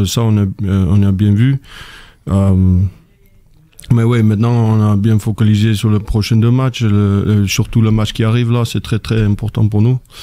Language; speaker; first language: French; non-native, fluent; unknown